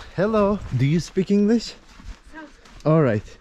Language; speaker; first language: English; non-native, learner; Turkish